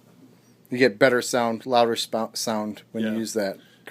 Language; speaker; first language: English; native; English